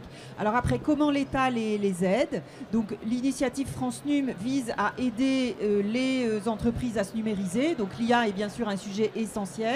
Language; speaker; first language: French; native; French